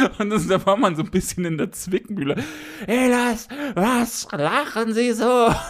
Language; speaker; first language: German; native; German